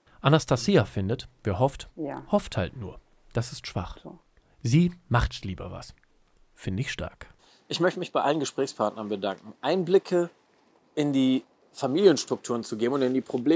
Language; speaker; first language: German; native; German